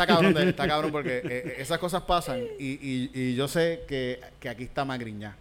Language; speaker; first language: Spanish; native; Spanish